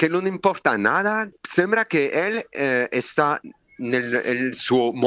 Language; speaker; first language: Spanish; non-native, learner; French